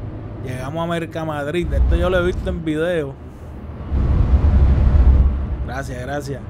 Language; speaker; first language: Spanish; native; Spanish